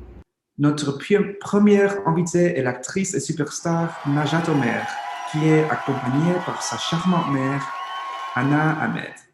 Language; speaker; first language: French; non-native, learner; English